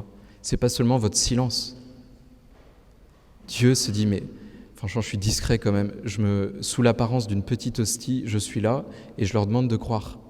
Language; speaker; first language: French; native; French